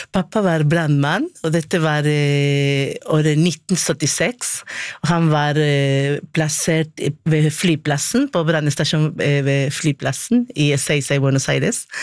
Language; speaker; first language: Norwegian; non-native, fluent; Spanish